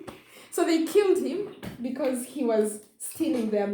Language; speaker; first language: English; non-native, fluent; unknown